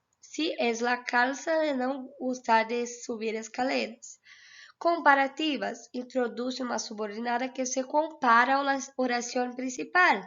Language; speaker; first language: Spanish; non-native, fluent; Portuguese